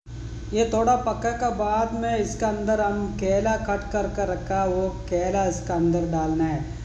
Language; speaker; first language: Hindi; non-native, local second language; Malayalam